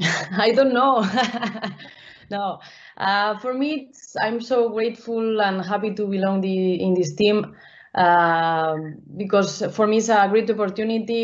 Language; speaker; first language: English; non-native, learner; Spanish